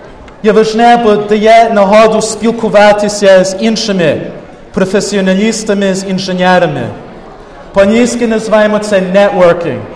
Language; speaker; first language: Ukrainian; early bilingual, heritage; Ukrainian